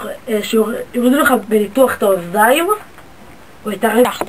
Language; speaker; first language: Hebrew; native; Hebrew